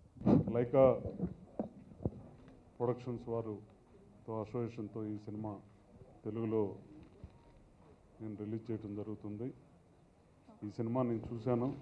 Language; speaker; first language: Telugu; native; Telugu